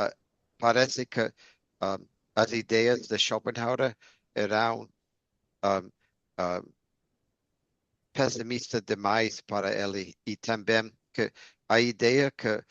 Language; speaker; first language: Portuguese; non-native, learner; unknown